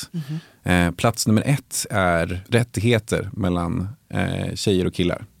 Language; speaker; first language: Swedish; native; Swedish